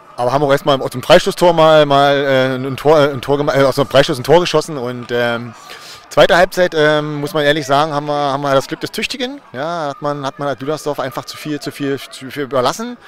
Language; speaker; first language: German; native; German